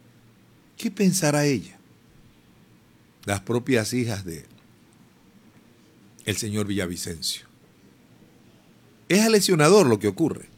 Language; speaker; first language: Spanish; native; Spanish